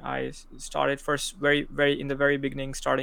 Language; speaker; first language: English; non-native, local second language; Urdu